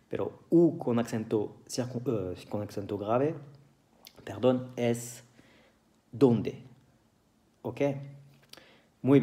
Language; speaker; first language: Spanish; non-native, fluent; French